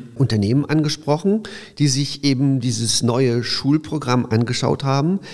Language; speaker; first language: German; early bilingual, other home language; Polish